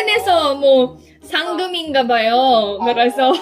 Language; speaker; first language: Korean; non-native, fluent; Filipino